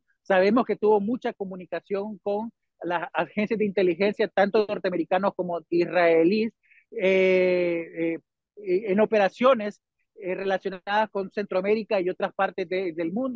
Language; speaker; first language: Spanish; native; Spanish